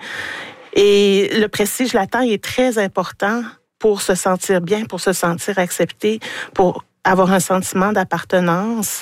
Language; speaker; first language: French; native; French